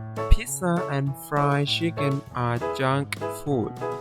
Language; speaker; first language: English; non-native, fluent; Thai